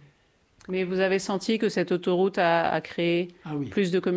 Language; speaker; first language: French; native; French